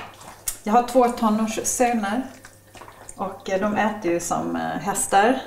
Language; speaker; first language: Swedish; native; Swedish